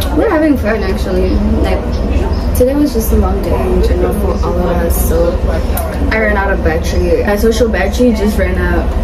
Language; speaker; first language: English; non-native, local second language; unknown